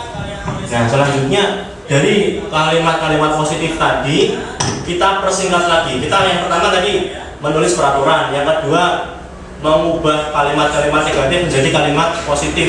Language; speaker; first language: Indonesian; native; Indonesian